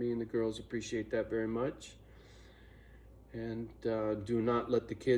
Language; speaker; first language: English; native; English